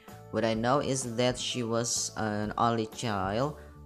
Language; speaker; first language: English; non-native, fluent; Indonesian